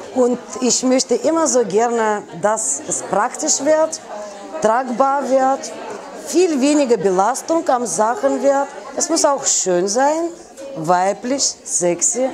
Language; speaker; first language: German; non-native, fluent; Russian